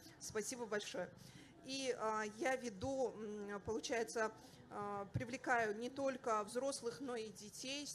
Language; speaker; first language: Russian; non-native, local second language; Avaric